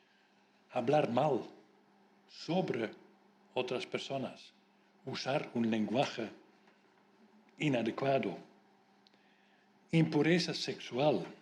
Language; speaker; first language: Spanish; non-native, fluent; Dutch